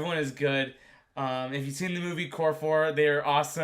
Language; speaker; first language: English; native; English